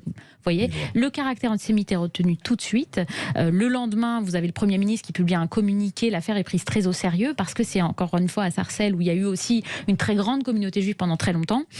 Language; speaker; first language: French; native; French